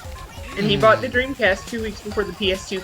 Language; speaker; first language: English; native; English